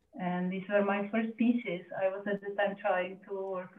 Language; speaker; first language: English; non-native, fluent; Czech